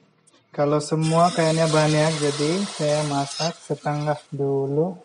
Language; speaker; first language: Indonesian; non-native, fluent; Bangla